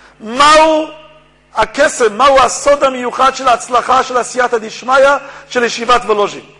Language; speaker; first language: Hebrew; native; Hebrew